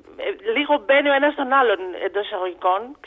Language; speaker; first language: Greek; native; Greek